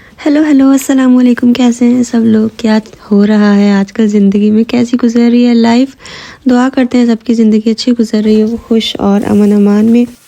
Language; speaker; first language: Urdu; native; Urdu